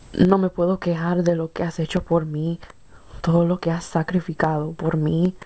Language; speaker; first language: Spanish; early bilingual, heritage; Spanish